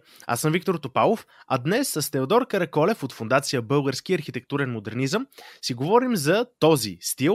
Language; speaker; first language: Bulgarian; native; Bulgarian